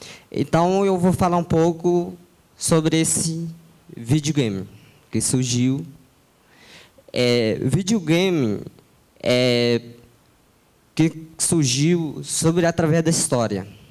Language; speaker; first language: Portuguese; non-native, local second language; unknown